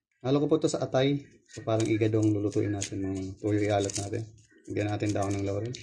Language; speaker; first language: Filipino; non-native, local second language; Bikol